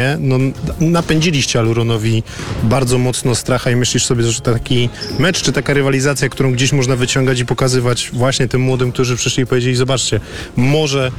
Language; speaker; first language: Polish; native; Polish